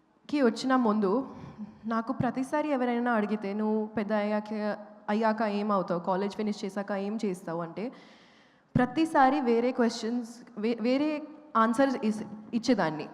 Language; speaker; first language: Telugu; non-native, fluent; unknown